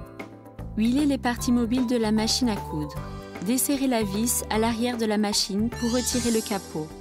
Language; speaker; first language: French; native; French